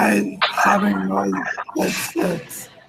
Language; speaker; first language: English; non-native, learner; Spanish